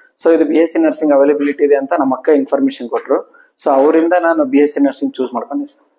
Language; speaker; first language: Kannada; native; Kannada